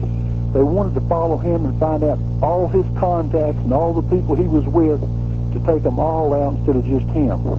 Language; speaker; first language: English; native; English